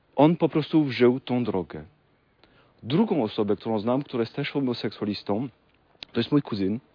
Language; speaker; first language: Polish; non-native, fluent; French